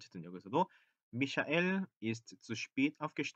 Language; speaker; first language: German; non-native, fluent; Korean